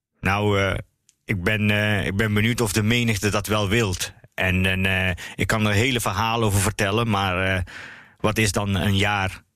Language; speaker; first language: Dutch; early bilingual, other home language; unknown